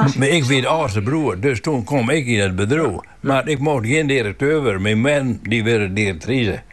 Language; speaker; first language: Dutch; non-native, local second language; Western Frisian